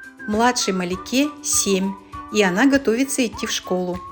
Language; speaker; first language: Russian; native; Russian